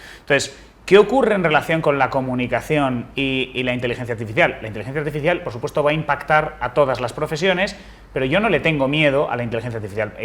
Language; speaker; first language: Spanish; native; Spanish